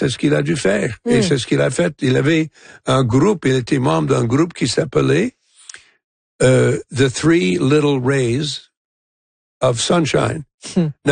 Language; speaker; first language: French; non-native, local second language; English